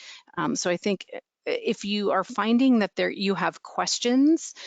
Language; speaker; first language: English; native; English